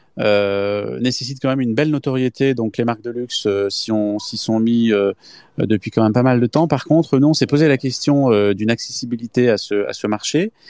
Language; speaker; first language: French; native; French